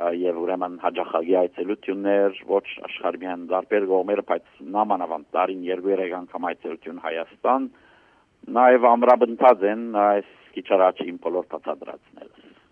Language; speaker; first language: Armenian; early bilingual, heritage; Armenian